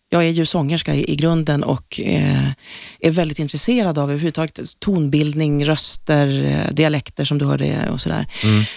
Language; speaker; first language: Swedish; native; Swedish